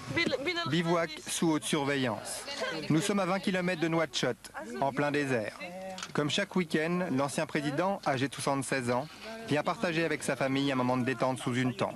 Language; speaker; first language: French; native; French